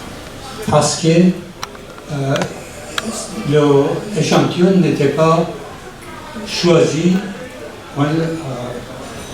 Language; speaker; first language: French; non-native, learner; Persian